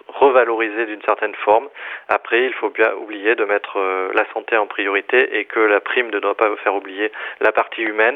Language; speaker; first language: French; native; French